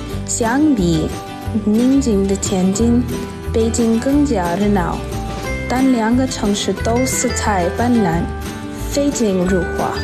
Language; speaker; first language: Chinese; non-native, fluent; English